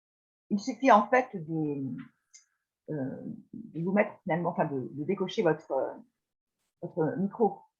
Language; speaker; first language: French; native; French